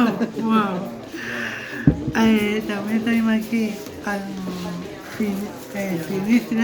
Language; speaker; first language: Catalan; non-native, local second language; Spanish